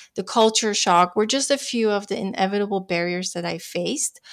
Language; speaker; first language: English; non-native, fluent; Dutch